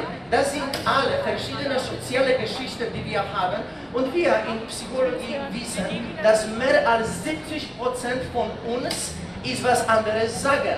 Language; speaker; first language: German; non-native, fluent; Polish